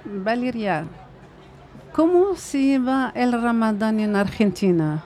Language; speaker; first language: Spanish; non-native, fluent; Arabic